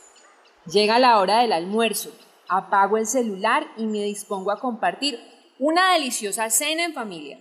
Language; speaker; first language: Spanish; native; Spanish